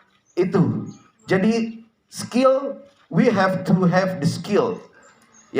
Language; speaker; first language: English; non-native, learner; Indonesian